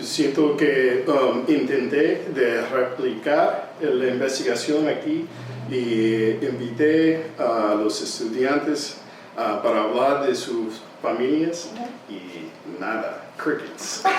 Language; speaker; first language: Spanish; early bilingual, heritage; English